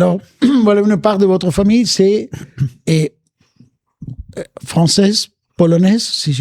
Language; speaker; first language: French; non-native, fluent; Spanish